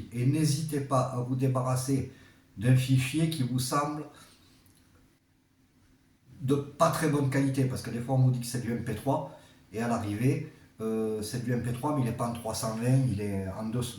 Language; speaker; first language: French; native; French